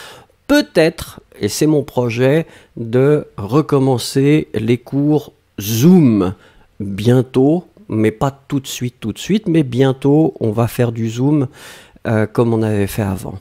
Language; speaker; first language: French; native; French